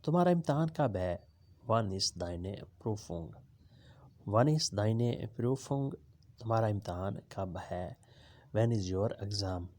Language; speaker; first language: German; non-native, learner; Urdu